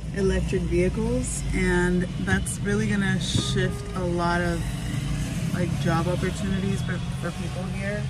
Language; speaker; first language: English; early bilingual, other home language; Spanish